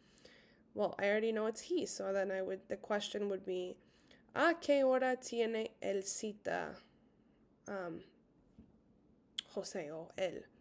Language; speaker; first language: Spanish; non-native, fluent; English